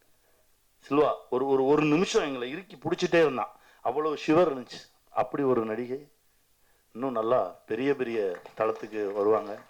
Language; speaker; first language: Tamil; native; Tamil